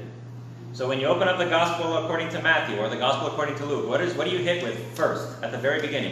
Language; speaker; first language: English; native; English